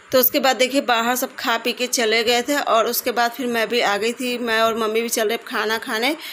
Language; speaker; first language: Hindi; native; Hindi